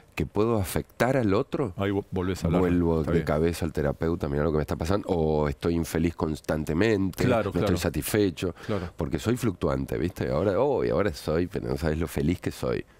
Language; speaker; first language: Spanish; native; Spanish